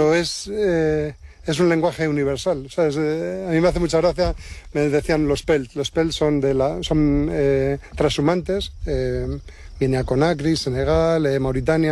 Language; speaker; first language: Spanish; native; Spanish